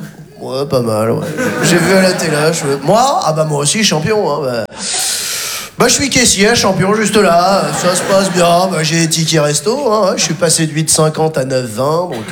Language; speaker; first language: French; native; French